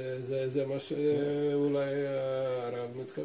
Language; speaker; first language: Hebrew; non-native, fluent; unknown